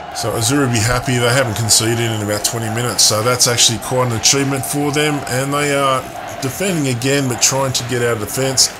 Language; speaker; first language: English; native; English